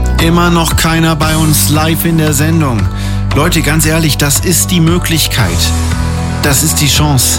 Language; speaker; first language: German; native; German